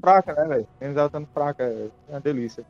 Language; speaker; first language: Portuguese; native; Portuguese